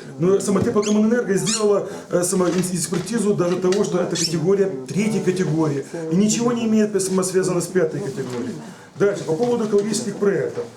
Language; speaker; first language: Russian; native; Russian